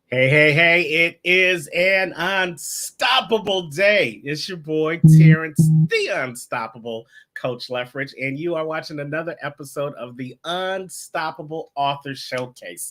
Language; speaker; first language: English; native; English